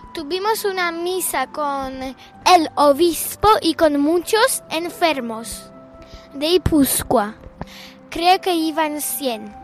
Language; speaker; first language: Spanish; early bilingual, other home language; Polish